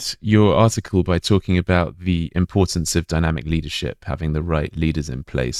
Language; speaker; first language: English; native; English